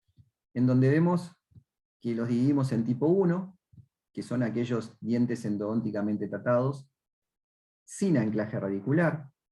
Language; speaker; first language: Spanish; native; Spanish